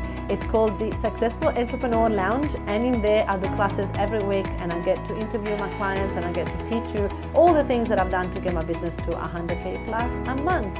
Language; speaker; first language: English; non-native, fluent; Italian